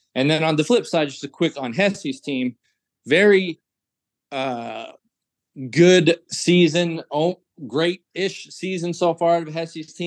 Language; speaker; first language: English; native; English